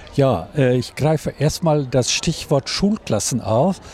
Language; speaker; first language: German; native; German